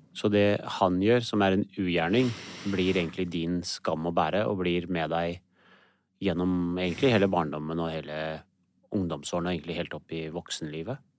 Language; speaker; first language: Norwegian; early bilingual, other home language; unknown